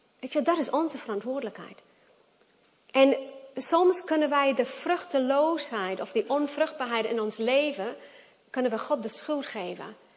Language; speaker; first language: Dutch; non-native, fluent; English